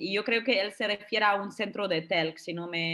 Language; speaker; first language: Spanish; non-native, fluent; German